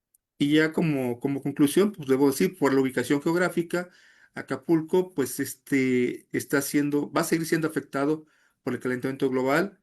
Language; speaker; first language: Spanish; native; Spanish